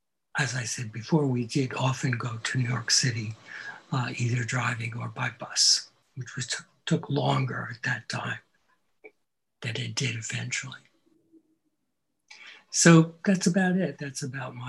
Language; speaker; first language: English; native; English